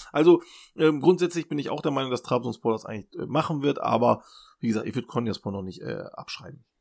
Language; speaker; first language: German; early bilingual, other home language; Turkish